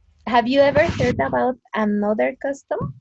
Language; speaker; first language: English; non-native, fluent; Spanish